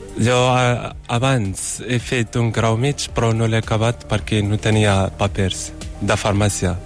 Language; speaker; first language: Catalan; non-native, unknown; Arabic